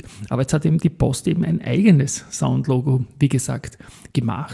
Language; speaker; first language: German; native; German